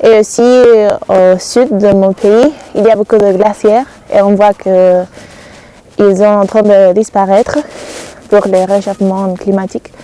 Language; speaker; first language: French; non-native, fluent; Spanish